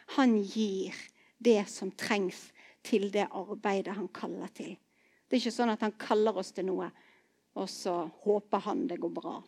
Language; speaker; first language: Norwegian; native; Norwegian